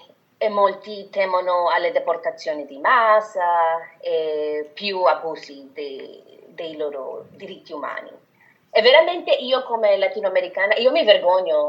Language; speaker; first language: Italian; non-native, fluent; Spanish